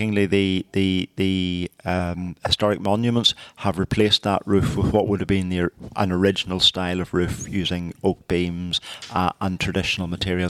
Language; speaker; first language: English; native; English